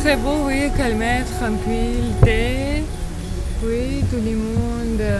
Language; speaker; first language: French; non-native, learner; Ukrainian